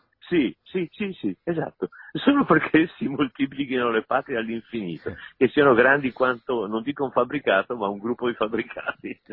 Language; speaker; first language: Italian; native; Italian